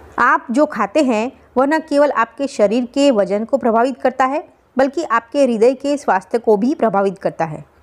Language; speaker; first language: Hindi; non-native, local second language; Gujarati